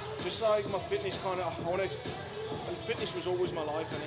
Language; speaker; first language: English; native; English